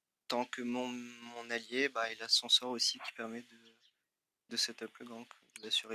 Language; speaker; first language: French; native; French